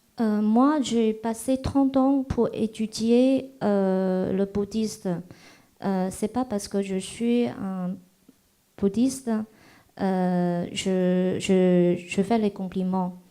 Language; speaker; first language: French; non-native, fluent; Chinese